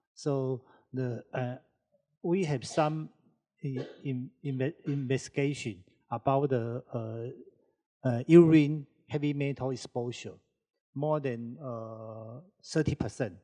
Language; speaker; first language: English; non-native, learner; Chinese